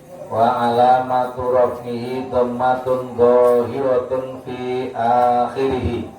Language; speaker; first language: Arabic; non-native, fluent; Javanese